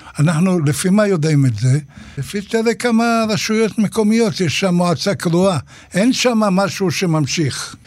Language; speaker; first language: Hebrew; native; Hebrew